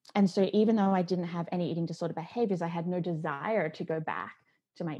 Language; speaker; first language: English; native; English